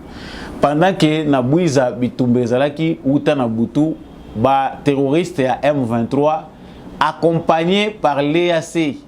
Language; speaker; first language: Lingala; native; Lingala